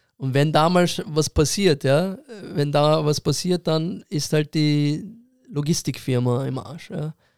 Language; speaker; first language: German; early bilingual, other home language; Persian